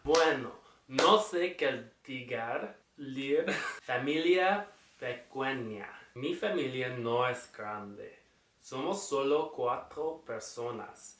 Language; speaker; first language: Spanish; non-native, learner; English